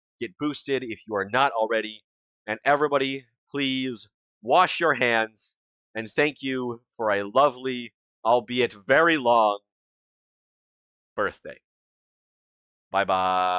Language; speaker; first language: English; native; English